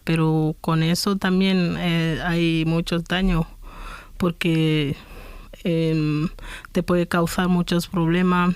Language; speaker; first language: Spanish; non-native, fluent; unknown